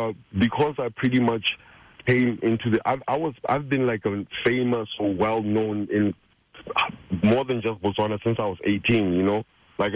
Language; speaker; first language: English; non-native, local second language; Tswana